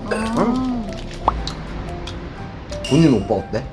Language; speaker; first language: Korean; native; Korean